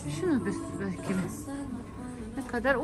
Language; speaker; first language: Turkish; non-native, learner; Russian